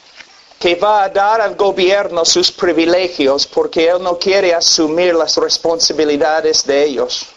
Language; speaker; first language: Spanish; non-native, fluent; English